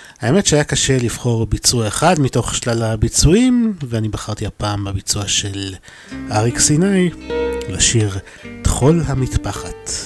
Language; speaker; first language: Hebrew; native; Hebrew